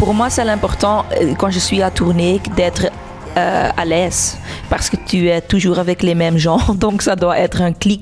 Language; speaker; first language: French; non-native, local second language; Dutch